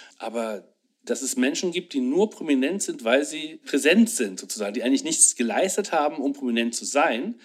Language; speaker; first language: German; native; German